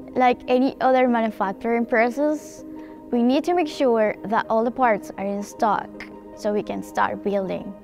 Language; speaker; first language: English; non-native, fluent; Spanish